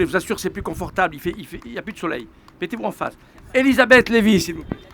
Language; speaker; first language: French; native; French